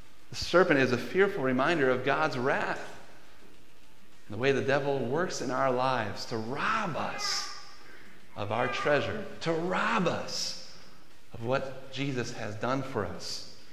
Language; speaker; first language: English; native; English